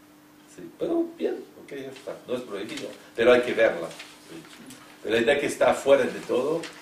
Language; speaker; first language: Spanish; non-native, fluent; French